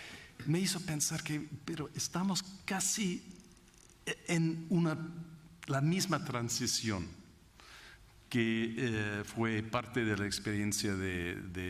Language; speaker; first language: Spanish; non-native, fluent; English